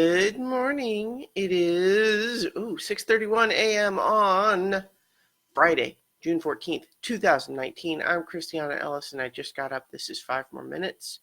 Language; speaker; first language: English; native; English